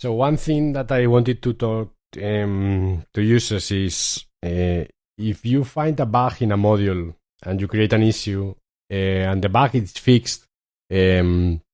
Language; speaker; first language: English; non-native, fluent; Spanish